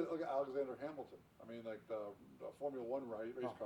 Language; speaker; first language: English; native; English